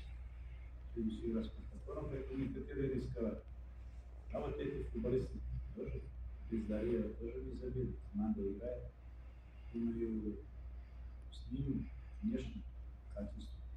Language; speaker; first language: Russian; non-native, fluent; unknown